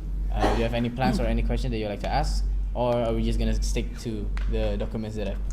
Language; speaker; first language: English; non-native, fluent; Indonesian